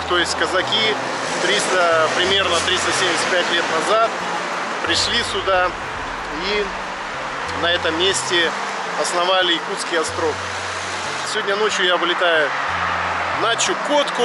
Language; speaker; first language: Russian; native; Russian